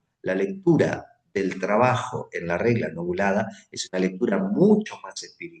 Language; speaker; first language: Spanish; native; Spanish